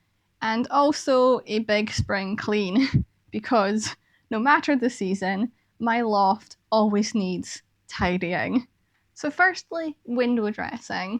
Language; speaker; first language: English; native; English